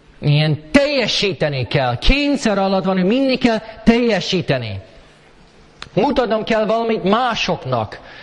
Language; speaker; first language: Hungarian; early bilingual, heritage; Hungarian